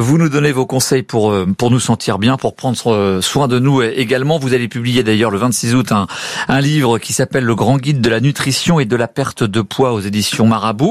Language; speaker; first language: French; native; French